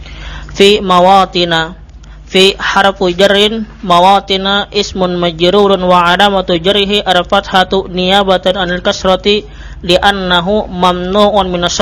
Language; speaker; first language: Arabic; non-native, learner; Indonesian